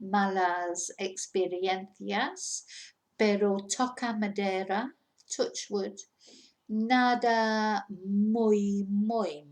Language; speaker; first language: Spanish; non-native, fluent; English